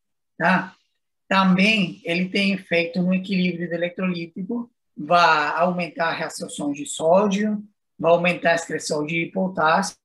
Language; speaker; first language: Portuguese; non-native, fluent; Spanish